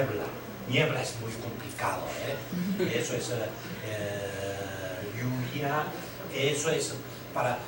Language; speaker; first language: Spanish; non-native, learner; Chinese